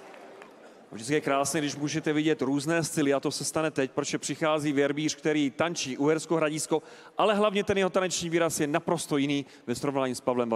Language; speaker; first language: Czech; native; Czech